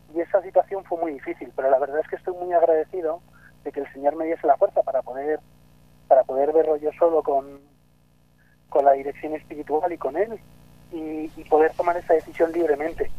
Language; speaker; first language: Spanish; native; Spanish